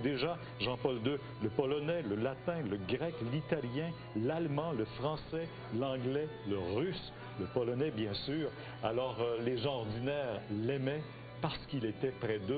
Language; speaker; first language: French; native; French